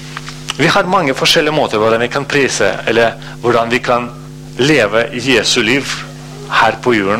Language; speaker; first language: Norwegian; non-native, fluent; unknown